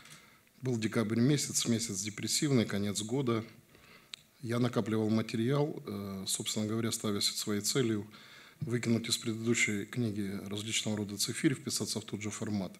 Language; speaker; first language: Russian; native; Russian